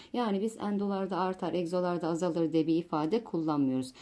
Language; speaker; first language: Turkish; native; Turkish